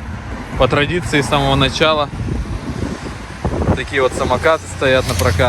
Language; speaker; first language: Russian; native; Russian